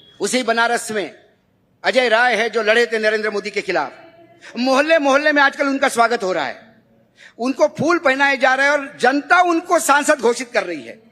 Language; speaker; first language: Hindi; non-native, local second language; Marathi